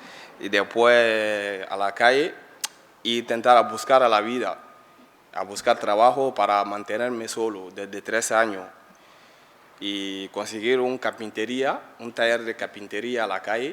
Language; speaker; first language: Spanish; non-native, learner; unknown